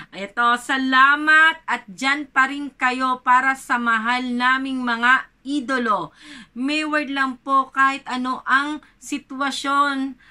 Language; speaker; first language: Filipino; native; Filipino